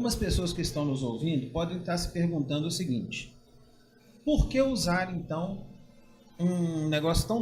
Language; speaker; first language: Portuguese; native; Portuguese